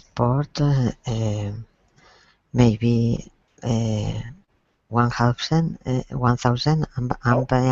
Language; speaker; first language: English; non-native, learner; Spanish